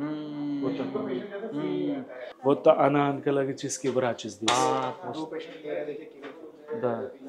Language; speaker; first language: Russian; non-native, learner; Hindi